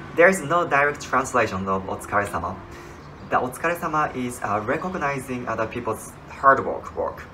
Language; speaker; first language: English; non-native, fluent; Japanese